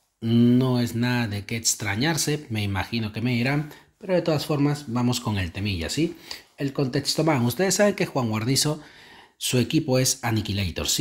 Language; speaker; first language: Spanish; native; Spanish